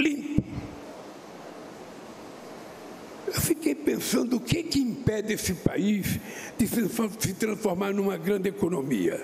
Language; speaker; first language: Portuguese; native; Portuguese